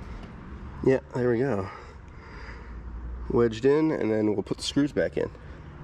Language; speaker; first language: English; native; English